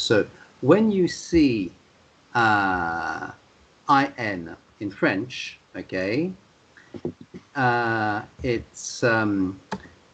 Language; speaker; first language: English; non-native, fluent; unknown